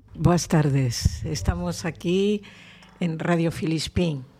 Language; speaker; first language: Spanish; non-native, local second language; Galician